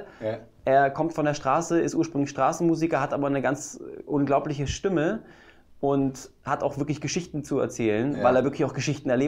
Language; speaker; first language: German; native; German